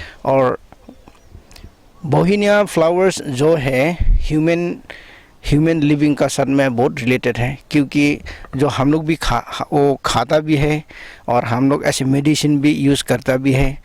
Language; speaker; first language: Hindi; non-native, local second language; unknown